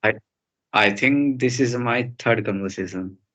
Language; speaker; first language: English; non-native, learner; Hindi